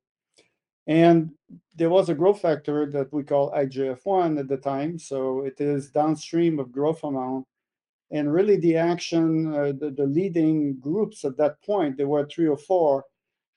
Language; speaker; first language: English; native; English